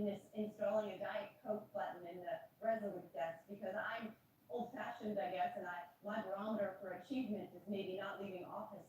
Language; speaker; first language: English; native; English